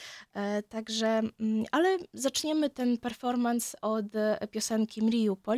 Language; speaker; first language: Polish; non-native, fluent; Ukrainian